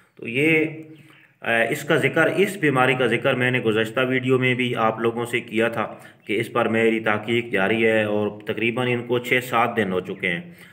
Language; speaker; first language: Urdu; non-native, local second language; Punjabi